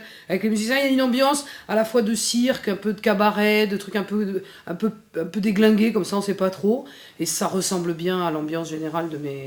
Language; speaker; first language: French; native; French